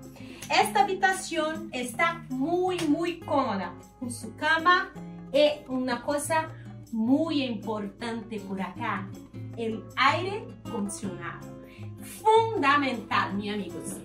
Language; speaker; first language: Spanish; non-native, learner; Portuguese